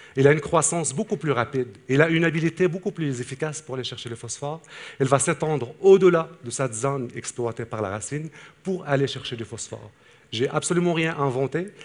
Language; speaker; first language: French; non-native, local second language; Arabic